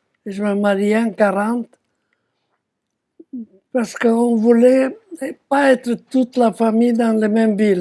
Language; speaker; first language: French; non-native, fluent; Romanian